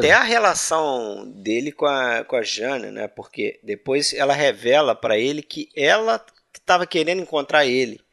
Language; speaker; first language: Portuguese; native; Portuguese